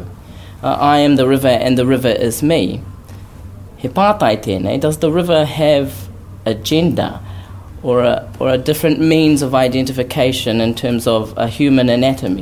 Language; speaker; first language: English; native; English